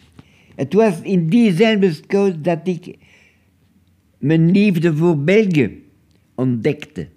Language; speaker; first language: Dutch; non-native, local second language; French